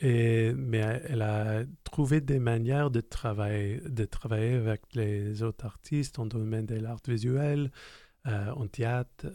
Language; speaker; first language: French; non-native, fluent; English